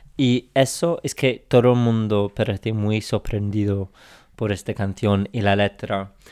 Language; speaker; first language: Spanish; non-native, fluent; English